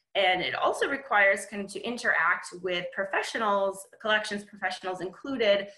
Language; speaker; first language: English; native; English